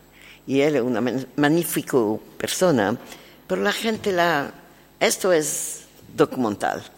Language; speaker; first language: Spanish; non-native, learner; French